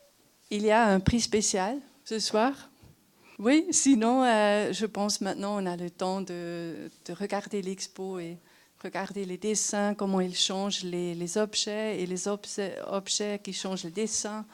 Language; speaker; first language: French; non-native, local second language; German